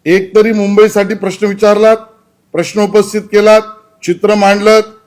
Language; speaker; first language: Marathi; native; Marathi